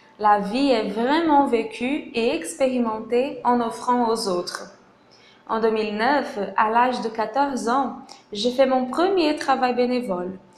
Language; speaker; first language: French; non-native, fluent; Portuguese